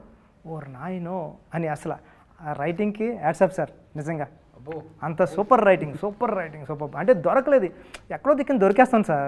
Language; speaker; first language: Telugu; native; Telugu